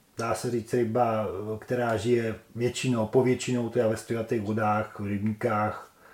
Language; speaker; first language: Czech; native; Czech